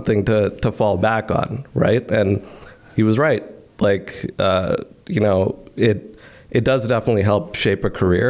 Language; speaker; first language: English; non-native, local second language; Hindi